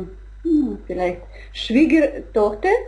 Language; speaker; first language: German; non-native, learner; Russian